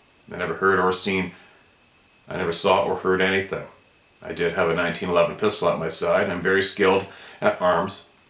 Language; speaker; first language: English; native; English